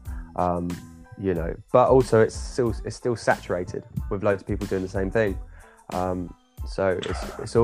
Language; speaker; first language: English; native; English